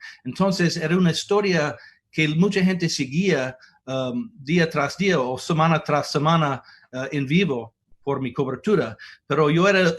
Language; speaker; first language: Spanish; non-native, fluent; English